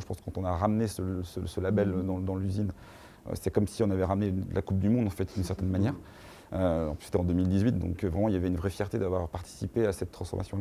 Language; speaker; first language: French; native; French